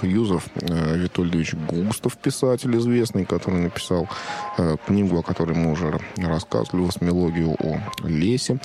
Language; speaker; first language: Russian; native; Russian